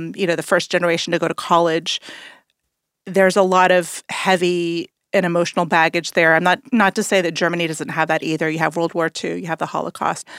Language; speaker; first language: English; native; English